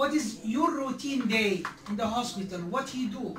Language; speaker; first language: English; non-native, learner; Arabic